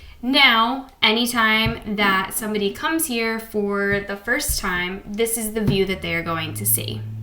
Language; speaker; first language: English; native; English